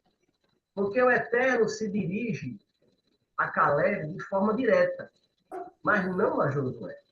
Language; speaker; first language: Portuguese; native; Portuguese